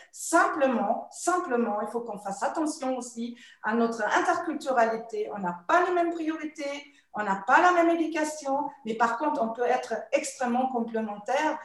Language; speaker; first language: French; non-native, fluent; German